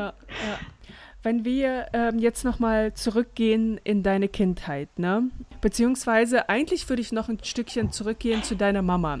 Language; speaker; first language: German; early bilingual, other home language; Russian